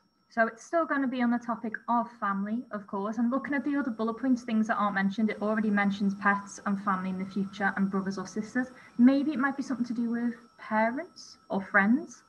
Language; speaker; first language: English; native; English